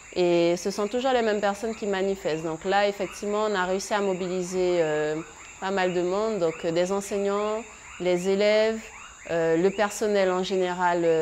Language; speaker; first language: French; native; French